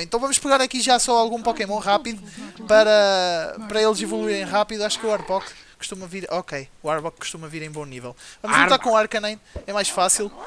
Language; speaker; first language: Portuguese; native; Portuguese